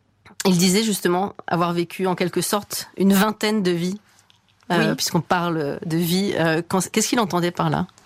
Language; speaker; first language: French; native; French